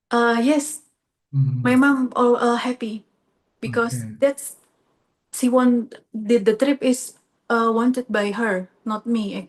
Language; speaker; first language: English; non-native, learner; Indonesian